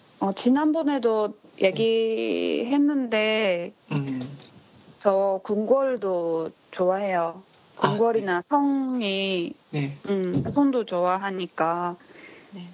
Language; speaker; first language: Korean; non-native, learner; Japanese